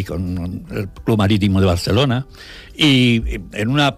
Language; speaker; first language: Catalan; non-native, local second language; Spanish